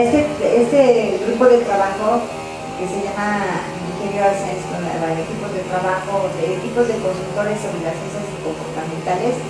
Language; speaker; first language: Spanish; native; Spanish